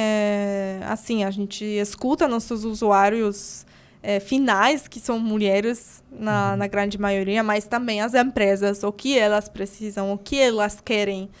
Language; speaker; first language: Portuguese; non-native, fluent; Polish